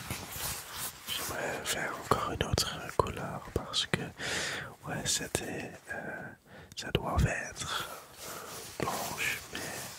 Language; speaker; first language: French; non-native, learner; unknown